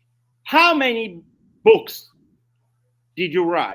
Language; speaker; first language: English; non-native, learner; Italian